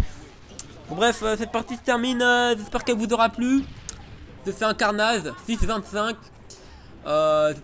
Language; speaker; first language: French; native; French